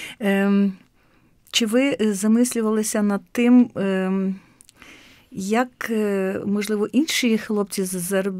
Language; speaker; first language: Ukrainian; native; Ukrainian